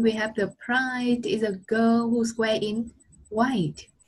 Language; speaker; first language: English; non-native, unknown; Vietnamese